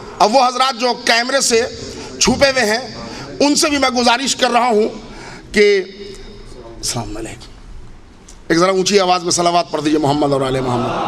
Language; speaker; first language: Urdu; native; Urdu